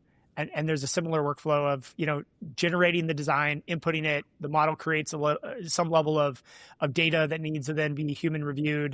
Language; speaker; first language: English; native; English